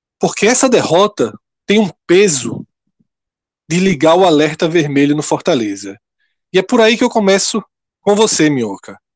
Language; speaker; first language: Portuguese; native; Portuguese